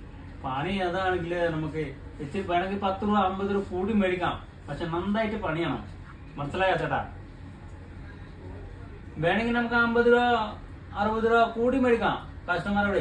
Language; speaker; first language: Malayalam; non-native, learner; Hindi